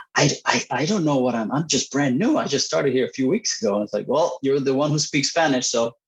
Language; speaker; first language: English; non-native, fluent; Spanish